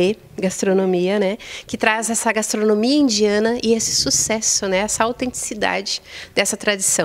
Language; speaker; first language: Portuguese; native; Portuguese